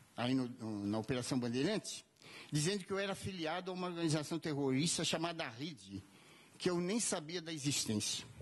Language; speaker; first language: Portuguese; native; Portuguese